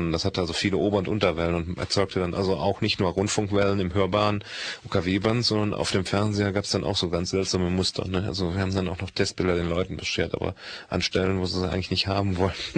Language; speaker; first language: German; native; German